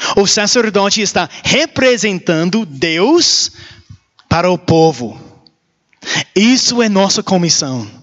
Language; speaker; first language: Portuguese; non-native, learner; English